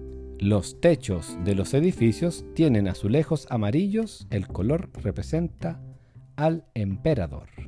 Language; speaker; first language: Spanish; native; Spanish